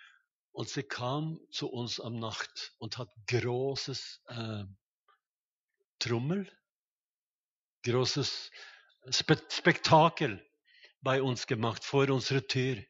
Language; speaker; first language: German; non-native, fluent; Norwegian